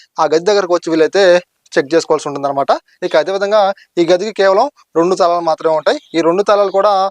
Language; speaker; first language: Telugu; native; Telugu